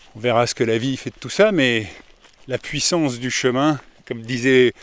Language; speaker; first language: French; native; French